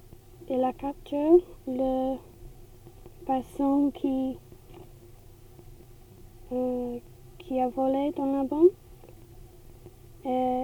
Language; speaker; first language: French; non-native, learner; English